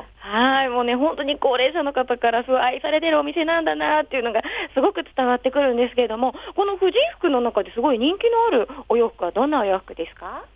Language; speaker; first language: Japanese; native; Japanese